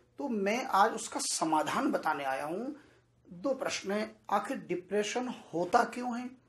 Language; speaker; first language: Hindi; native; Hindi